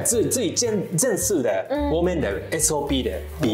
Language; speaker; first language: Chinese; non-native, learner; Japanese